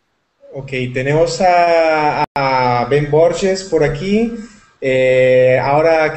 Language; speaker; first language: Spanish; native; Spanish